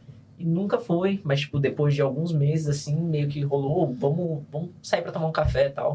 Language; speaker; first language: Portuguese; native; Portuguese